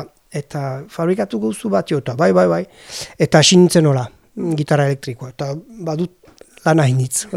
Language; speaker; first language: Basque; non-native, learner; French